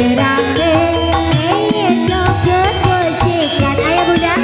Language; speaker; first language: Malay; non-native, local second language; Javanese